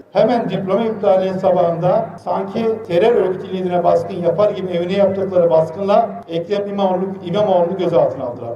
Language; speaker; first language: Turkish; native; Turkish